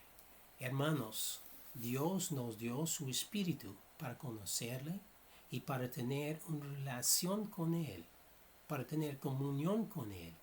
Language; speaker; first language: Spanish; non-native, fluent; English